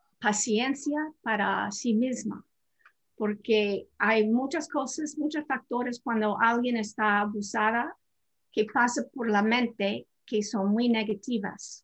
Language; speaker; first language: Spanish; non-native, fluent; English